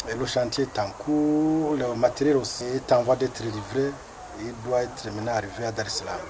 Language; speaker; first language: French; non-native, local second language; Rundi